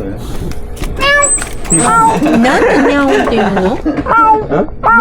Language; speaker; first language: Japanese; native; Japanese